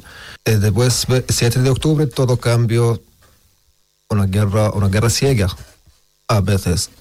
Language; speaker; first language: Spanish; non-native, learner; Arabic